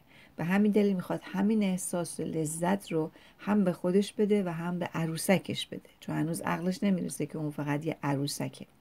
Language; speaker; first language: Persian; native; Persian